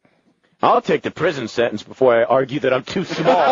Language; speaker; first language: English; native; English